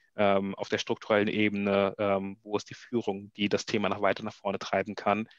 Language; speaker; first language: German; native; German